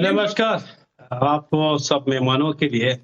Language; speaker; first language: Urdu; non-native, learner; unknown